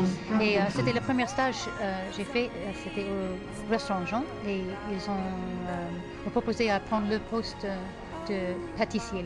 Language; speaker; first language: French; non-native, fluent; English